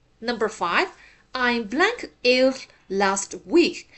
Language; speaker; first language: English; non-native, fluent; Burmese